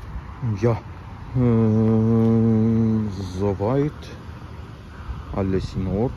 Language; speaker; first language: German; non-native, fluent; Azerbaijani